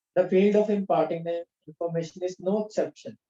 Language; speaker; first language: English; non-native, local second language; Punjabi